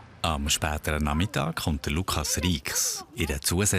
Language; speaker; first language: German; native; German